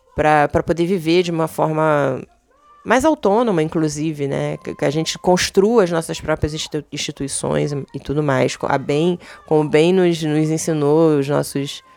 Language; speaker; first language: Portuguese; native; Portuguese